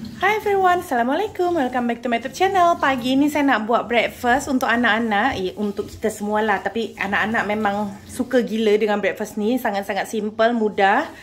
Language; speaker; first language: Malay; native; Malay